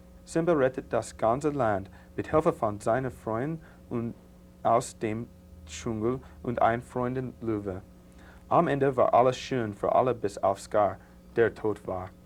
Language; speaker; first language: German; non-native, learner; English